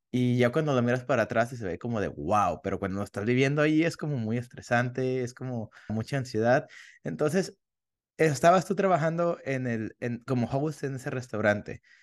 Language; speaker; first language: Spanish; native; Spanish